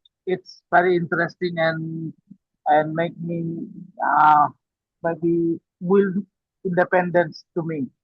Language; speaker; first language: English; non-native, learner; Indonesian